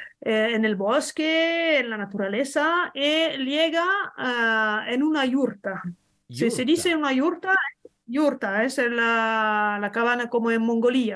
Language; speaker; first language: Spanish; non-native, learner; French